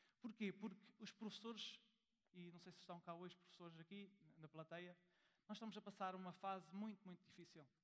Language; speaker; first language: Portuguese; early bilingual, heritage; German